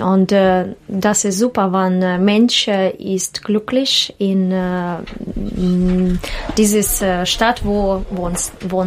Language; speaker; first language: German; non-native, learner; Russian